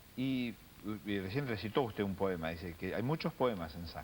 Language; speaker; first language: Spanish; native; Spanish